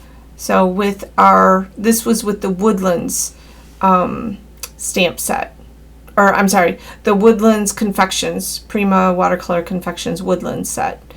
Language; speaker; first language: English; native; English